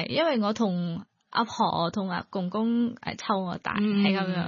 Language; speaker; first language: Cantonese; non-native, learner; Thai